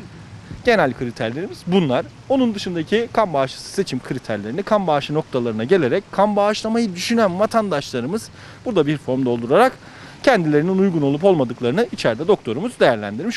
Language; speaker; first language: Turkish; native; Turkish